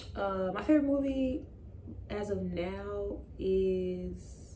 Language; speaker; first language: English; native; English